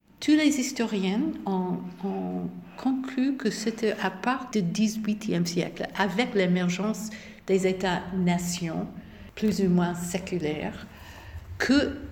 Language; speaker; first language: French; non-native, fluent; English